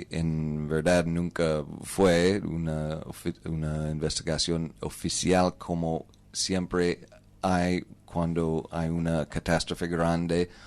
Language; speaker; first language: Spanish; non-native, learner; English